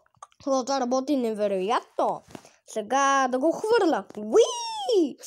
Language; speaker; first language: Bulgarian; native; Bulgarian